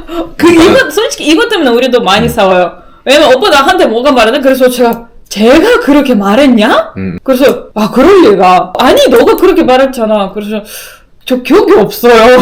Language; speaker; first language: Korean; non-native, learner; Russian